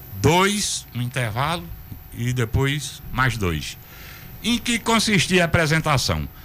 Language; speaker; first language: Portuguese; native; Portuguese